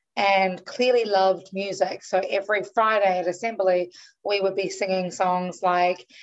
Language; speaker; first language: English; native; English